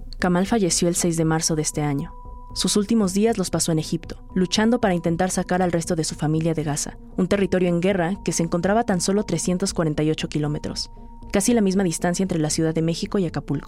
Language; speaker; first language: Spanish; native; Spanish